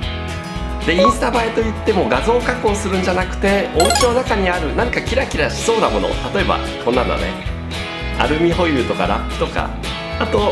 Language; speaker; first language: Japanese; native; Japanese